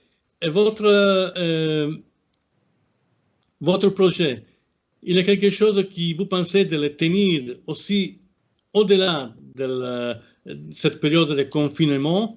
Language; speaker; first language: French; non-native, fluent; Italian